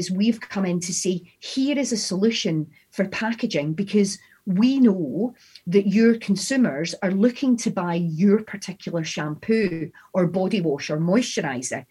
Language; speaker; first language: English; native; English